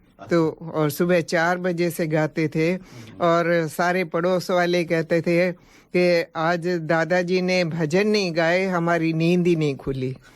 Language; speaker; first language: Hindi; non-native, local second language; Sindhi